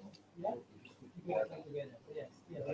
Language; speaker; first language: English; non-native, learner; Indonesian